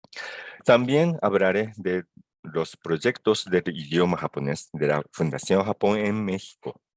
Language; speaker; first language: Spanish; non-native, fluent; Japanese